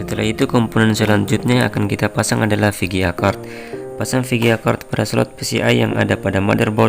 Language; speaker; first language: Indonesian; native; Indonesian